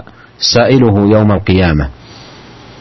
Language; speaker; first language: Arabic; native; Arabic